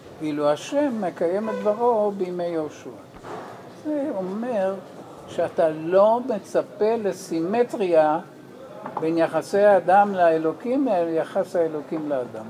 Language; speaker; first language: Hebrew; non-native, fluent; English